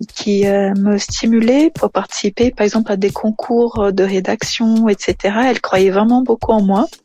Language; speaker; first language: French; non-native, fluent; Portuguese